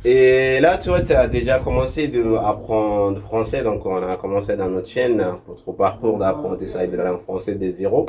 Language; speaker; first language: French; non-native, local second language; Arabic